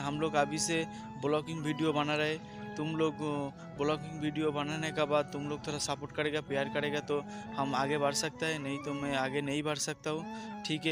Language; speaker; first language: Hindi; non-native, local second language; Bangla